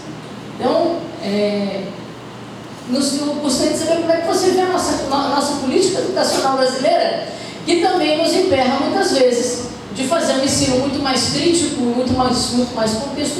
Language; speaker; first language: Portuguese; native; Portuguese